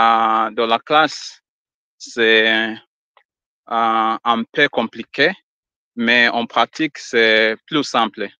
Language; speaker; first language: French; non-native, learner; Swahili